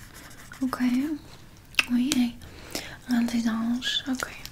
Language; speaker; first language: French; non-native, learner; English